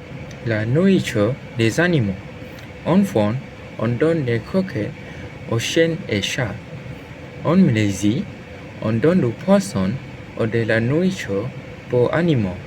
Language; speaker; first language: French; non-native, learner; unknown